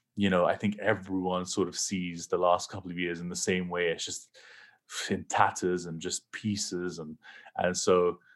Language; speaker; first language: English; native; English